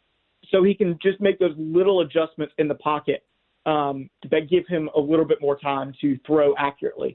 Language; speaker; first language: English; native; English